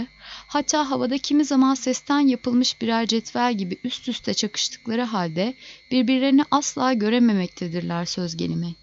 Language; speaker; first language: Turkish; native; Turkish